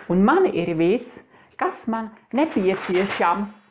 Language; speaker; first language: Latvian; non-native, learner; Czech